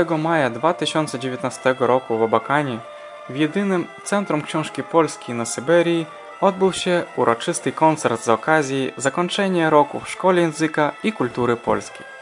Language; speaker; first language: Polish; non-native, fluent; Russian